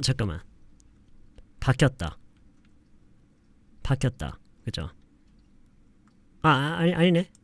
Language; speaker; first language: Korean; native; Korean